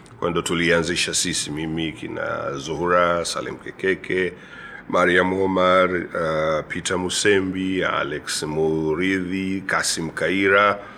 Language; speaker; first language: Swahili; native; Swahili